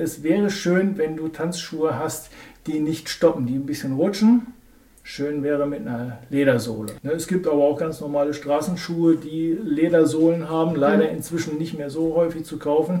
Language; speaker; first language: German; native; German